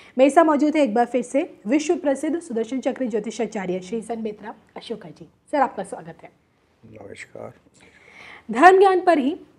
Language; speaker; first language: Hindi; native; Hindi